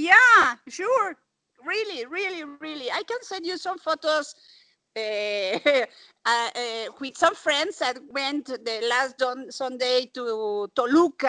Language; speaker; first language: English; non-native, learner; Spanish